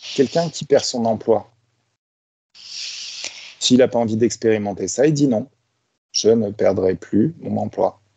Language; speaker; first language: French; native; French